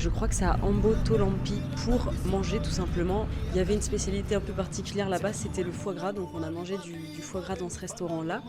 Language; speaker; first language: French; native; French